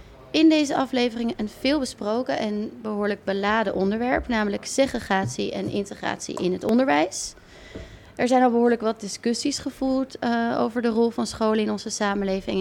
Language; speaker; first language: Dutch; native; Dutch